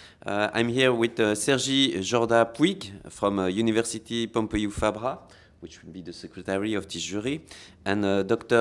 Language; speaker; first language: English; non-native, fluent; French